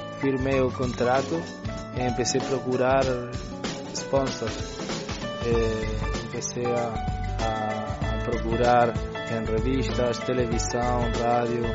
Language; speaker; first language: Portuguese; non-native, learner; Spanish